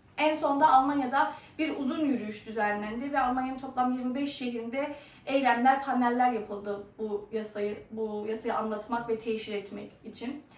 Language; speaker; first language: Turkish; early bilingual, heritage; Turkish